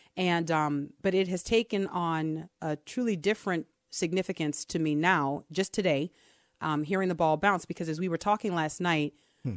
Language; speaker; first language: English; native; English